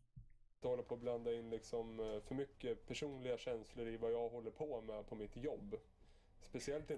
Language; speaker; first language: Swedish; native; Swedish